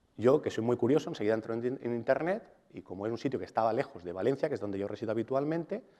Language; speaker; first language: Spanish; non-native, local second language; Catalan